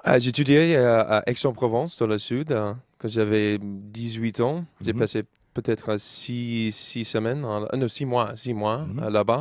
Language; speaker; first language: French; non-native, learner; English